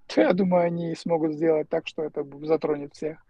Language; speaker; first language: Russian; native; Russian